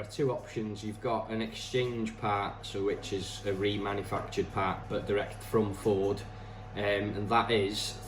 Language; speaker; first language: English; native; English